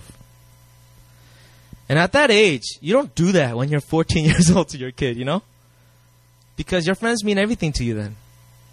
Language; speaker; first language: English; native; English